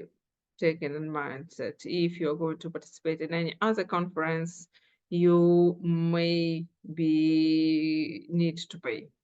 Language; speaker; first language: English; non-native, fluent; Ukrainian